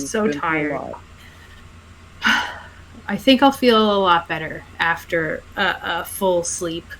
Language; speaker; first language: English; native; English